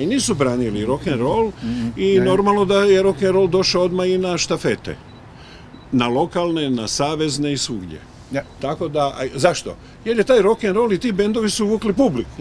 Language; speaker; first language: Serbian; native; Serbian